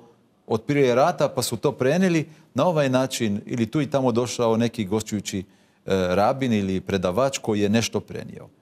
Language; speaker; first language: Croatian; non-native, fluent; Hebrew